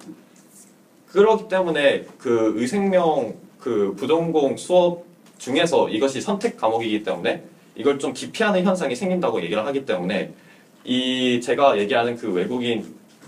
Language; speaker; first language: Korean; native; Korean